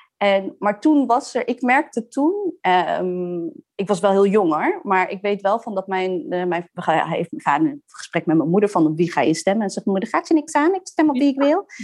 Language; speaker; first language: Dutch; early bilingual, other home language; Arabic